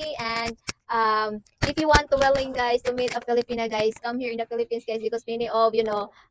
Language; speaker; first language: English; non-native, local second language; Cebuano